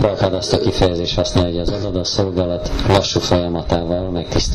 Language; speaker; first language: Hungarian; native; Hungarian